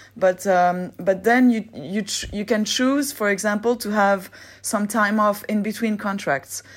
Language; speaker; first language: English; non-native, fluent; French